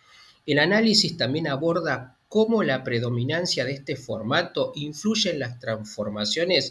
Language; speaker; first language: Spanish; native; Spanish